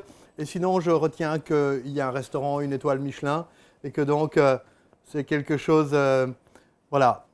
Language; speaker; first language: French; native; French